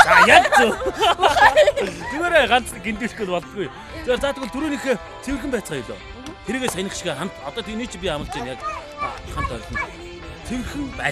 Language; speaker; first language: Mongolian; native; Mongolian